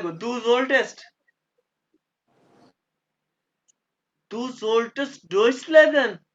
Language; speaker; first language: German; non-native, fluent; Urdu